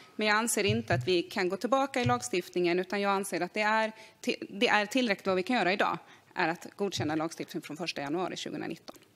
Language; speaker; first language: Swedish; native; Swedish